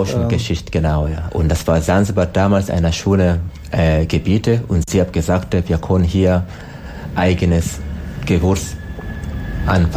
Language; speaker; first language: German; non-native, learner; Swahili